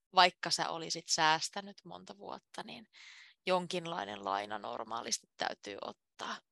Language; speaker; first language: Finnish; native; Finnish